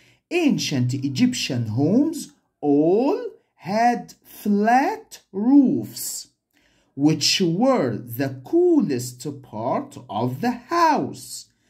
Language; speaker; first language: English; non-native, fluent; Arabic